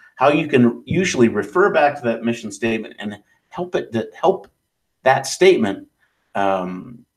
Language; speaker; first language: English; native; English